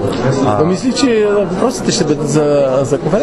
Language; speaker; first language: Bulgarian; non-native, fluent; French